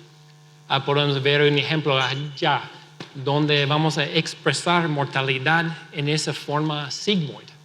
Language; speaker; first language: Spanish; non-native, fluent; English